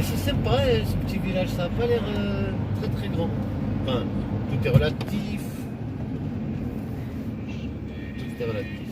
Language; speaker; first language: French; native; French